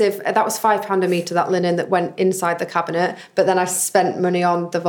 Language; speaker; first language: English; native; English